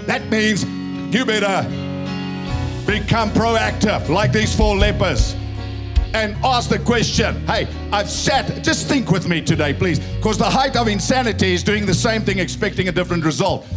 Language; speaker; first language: English; non-native, local second language; Afrikaans